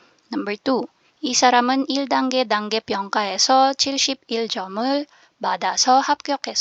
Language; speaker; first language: Korean; non-native, fluent; Filipino